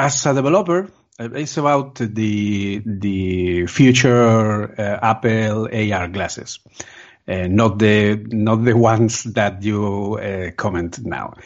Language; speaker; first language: English; non-native, fluent; Spanish